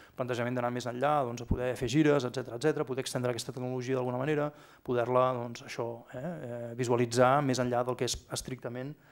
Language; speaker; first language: Catalan; native; Catalan